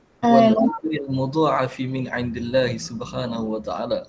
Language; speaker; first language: Arabic; non-native, fluent; Malay